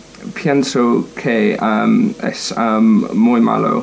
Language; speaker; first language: Spanish; non-native, learner; English